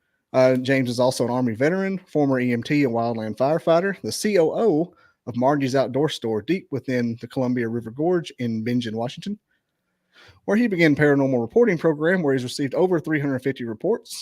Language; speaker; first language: English; native; English